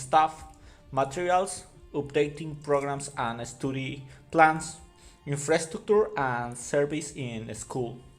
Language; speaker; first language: English; non-native, learner; Spanish